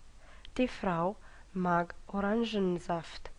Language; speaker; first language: German; non-native, fluent; Romanian